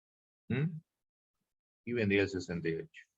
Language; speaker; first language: Spanish; native; Spanish